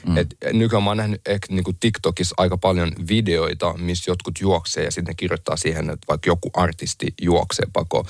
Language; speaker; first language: Finnish; early bilingual, other home language; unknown